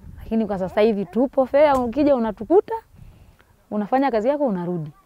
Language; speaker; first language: Swahili; non-native, local second language; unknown